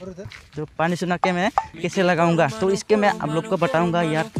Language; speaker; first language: Hindi; non-native, local second language; Bodo